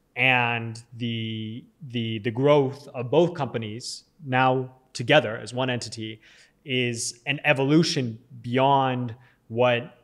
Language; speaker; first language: English; native; English